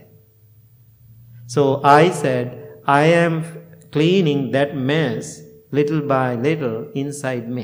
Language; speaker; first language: English; non-native, local second language; Sinhala